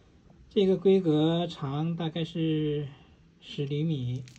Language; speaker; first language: Chinese; native; Chinese